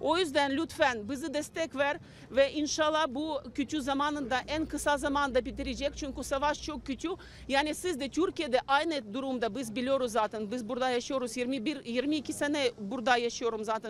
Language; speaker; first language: Turkish; non-native, learner; Ukrainian